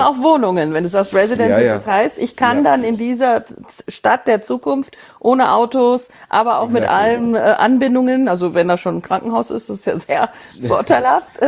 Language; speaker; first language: German; native; German